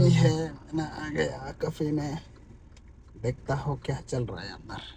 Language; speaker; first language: Hindi; non-native, learner; Bangla